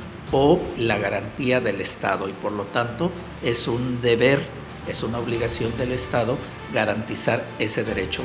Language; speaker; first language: Spanish; native; Spanish